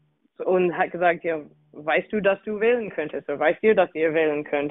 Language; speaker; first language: German; non-native, fluent; English